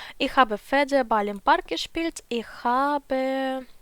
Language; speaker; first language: German; non-native, fluent; Ukrainian